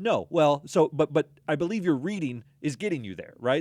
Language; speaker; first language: English; native; English